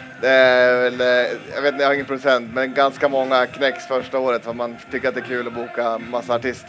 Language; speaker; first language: Swedish; native; Swedish